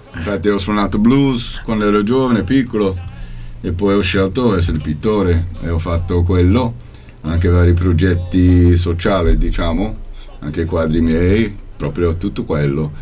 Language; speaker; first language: Italian; non-native, fluent; English